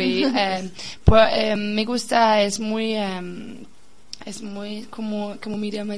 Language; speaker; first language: Spanish; non-native, learner; Danish